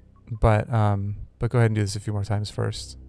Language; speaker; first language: English; native; English